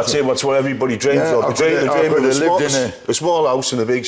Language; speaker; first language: English; native; English